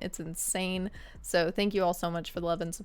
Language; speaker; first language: English; native; English